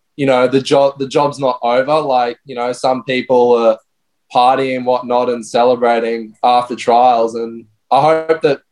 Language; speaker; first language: English; native; English